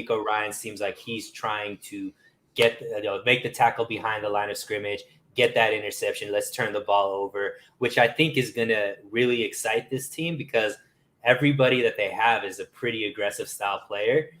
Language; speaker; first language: English; native; English